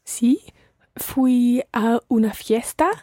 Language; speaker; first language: Spanish; non-native, learner; English